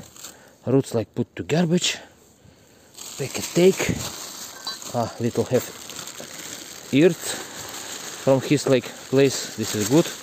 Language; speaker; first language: English; non-native, learner; Russian